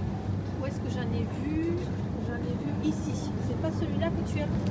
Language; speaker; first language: French; native; French